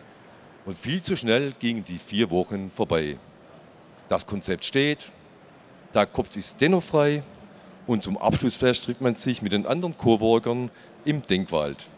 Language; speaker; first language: German; native; German